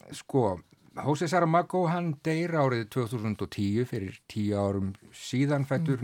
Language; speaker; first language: Icelandic; native; Icelandic